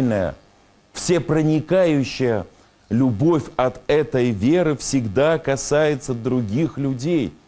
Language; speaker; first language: Russian; native; Russian